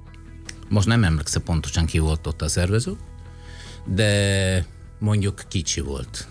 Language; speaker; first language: Hungarian; non-native, fluent; Italian